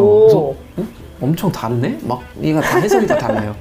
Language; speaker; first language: Korean; non-native, fluent; German